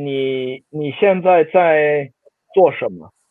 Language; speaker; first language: Chinese; non-native, fluent; Swedish